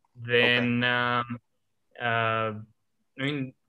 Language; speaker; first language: English; non-native, local second language; Gujarati